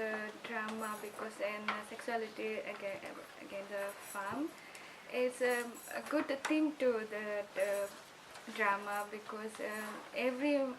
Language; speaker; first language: English; non-native, learner; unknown